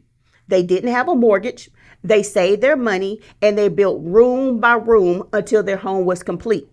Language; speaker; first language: English; native; English